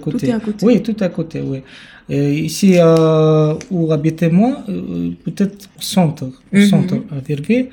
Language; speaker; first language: French; non-native, learner; Romanian